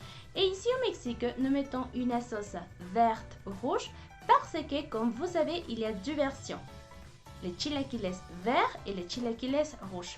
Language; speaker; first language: French; non-native, fluent; Spanish